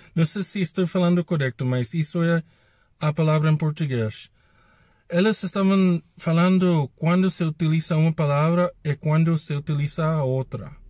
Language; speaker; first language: Portuguese; non-native, learner; English